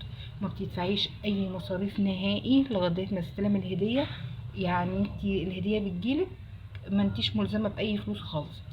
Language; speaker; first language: Arabic; native; Arabic